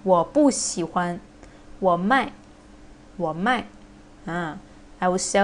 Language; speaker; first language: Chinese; non-native, fluent; Thai